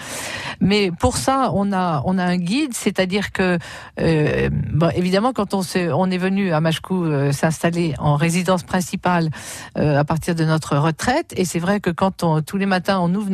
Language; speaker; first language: French; native; French